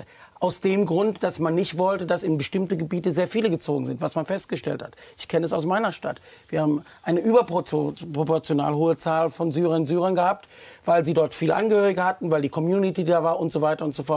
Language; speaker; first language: German; native; German